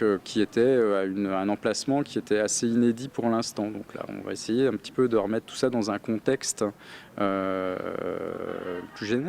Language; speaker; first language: French; native; French